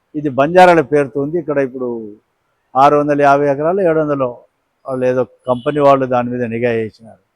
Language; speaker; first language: Telugu; non-native, local second language; Lambadi